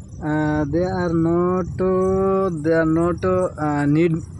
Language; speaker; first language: English; non-native, learner; Hindi